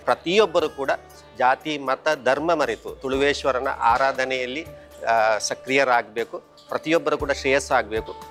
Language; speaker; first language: Kannada; native; Kannada